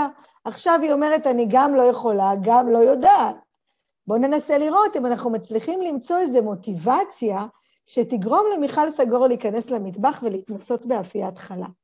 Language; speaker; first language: Hebrew; native; Hebrew